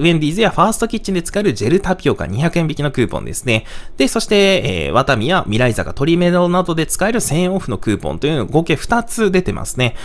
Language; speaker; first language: Japanese; native; Japanese